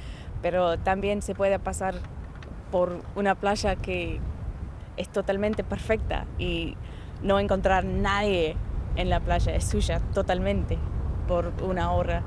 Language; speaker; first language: Spanish; non-native, fluent; English